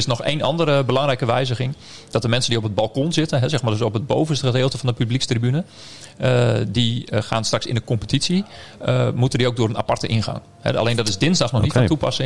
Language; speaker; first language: Dutch; native; Dutch